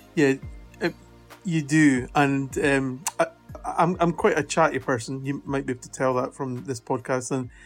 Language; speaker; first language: English; native; English